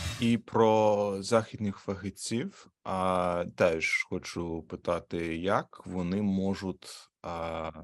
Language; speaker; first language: Ukrainian; non-native, learner; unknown